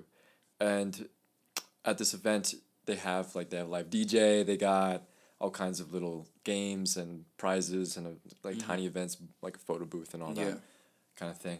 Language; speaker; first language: English; early bilingual, other home language; Spanish